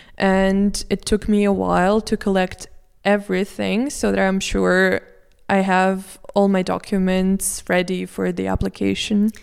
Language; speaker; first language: English; non-native, fluent; Russian